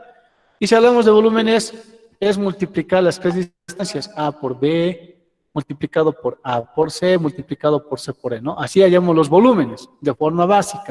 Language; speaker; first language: Spanish; native; Spanish